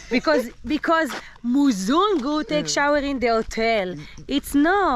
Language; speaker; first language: English; non-native, learner; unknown